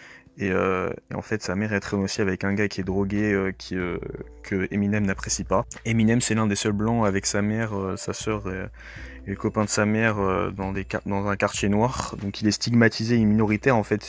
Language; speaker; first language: French; native; French